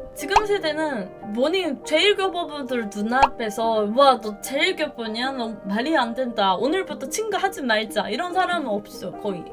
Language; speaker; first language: Korean; non-native, fluent; Japanese